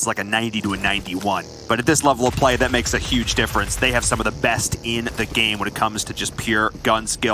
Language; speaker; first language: English; native; English